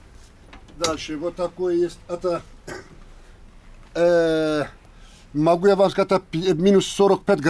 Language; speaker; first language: Russian; non-native, learner; Turkish